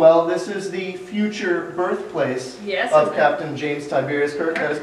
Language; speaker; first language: English; native; English